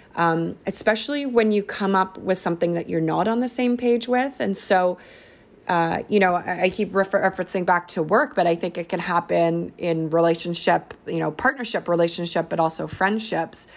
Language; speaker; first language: English; native; English